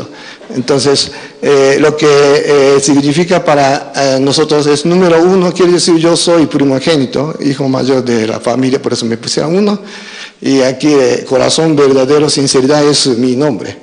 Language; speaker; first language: Spanish; non-native, fluent; Japanese